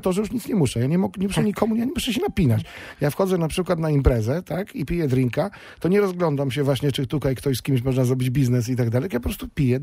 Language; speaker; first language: Polish; native; Polish